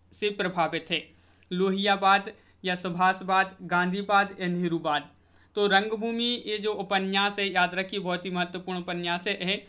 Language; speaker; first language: Hindi; native; Hindi